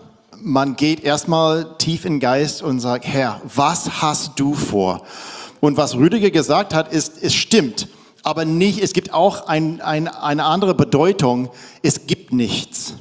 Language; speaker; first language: German; non-native, fluent; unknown